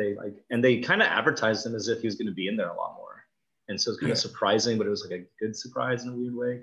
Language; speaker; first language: English; native; English